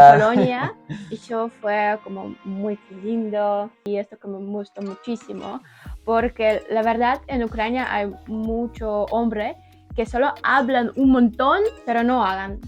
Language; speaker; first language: Spanish; non-native, learner; Ukrainian